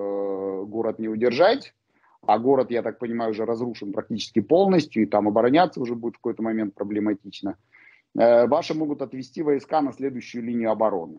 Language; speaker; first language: Russian; native; Russian